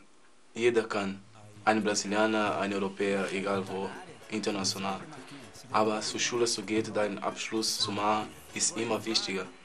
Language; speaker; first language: German; non-native, learner; Portuguese